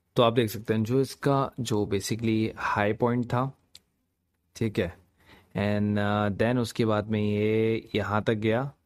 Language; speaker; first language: Hindi; native; Hindi